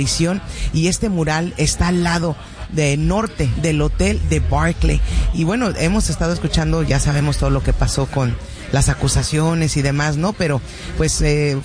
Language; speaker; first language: Spanish; early bilingual, heritage; Spanish